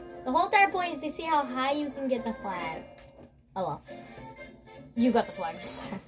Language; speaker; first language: English; native; English